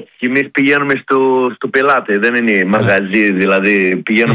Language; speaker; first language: Greek; early bilingual, heritage; Greek